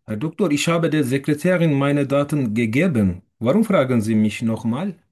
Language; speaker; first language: German; non-native, fluent; Turkish